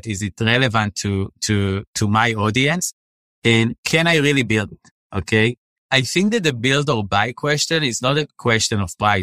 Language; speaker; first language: English; non-native, fluent; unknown